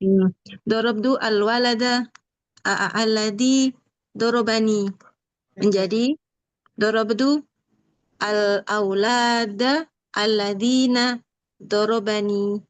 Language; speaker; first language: Arabic; non-native, learner; Indonesian